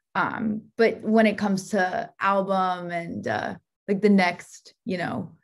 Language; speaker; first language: English; native; English